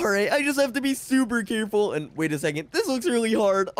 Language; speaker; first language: English; native; English